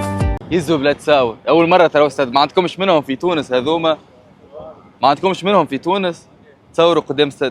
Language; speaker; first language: Arabic; native; Arabic